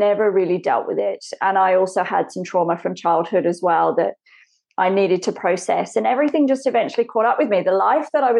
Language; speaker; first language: English; native; English